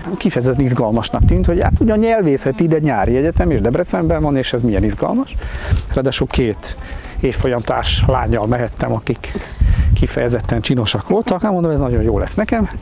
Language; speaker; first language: Hungarian; native; Hungarian